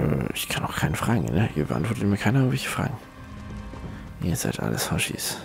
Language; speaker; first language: German; native; German